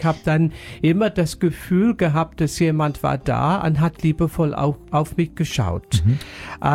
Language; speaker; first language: German; non-native, fluent; English